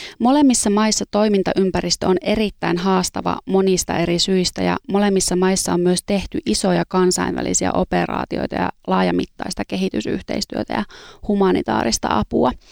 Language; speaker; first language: Finnish; native; Finnish